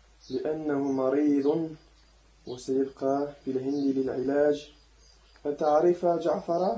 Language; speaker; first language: Arabic; non-native, learner; French